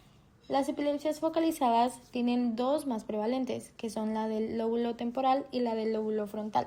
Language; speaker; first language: Spanish; native; Spanish